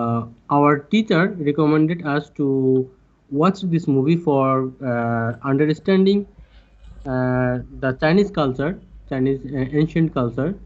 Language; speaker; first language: English; non-native, learner; Bangla